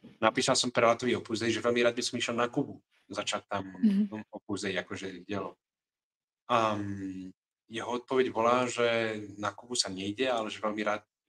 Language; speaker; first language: Slovak; non-native, fluent; Catalan